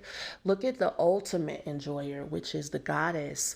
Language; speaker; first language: English; native; English